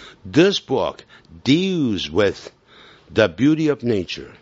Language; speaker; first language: English; non-native, fluent; Chinese